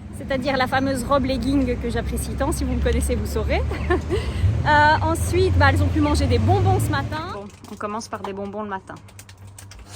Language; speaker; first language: French; native; French